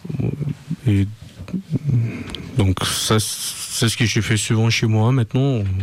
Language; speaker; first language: French; non-native, learner; Russian